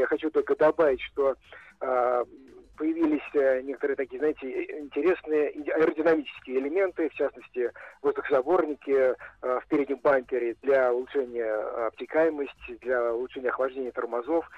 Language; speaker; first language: Russian; native; Russian